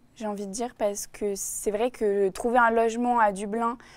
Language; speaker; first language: French; native; French